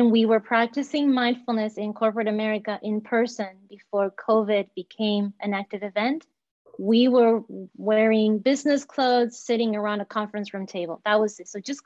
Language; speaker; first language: English; non-native, fluent; Spanish